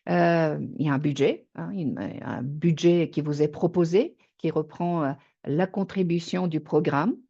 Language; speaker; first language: French; native; French